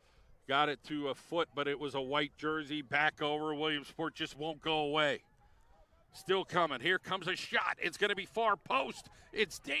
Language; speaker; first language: English; native; English